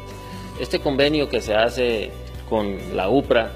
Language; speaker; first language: Spanish; native; Spanish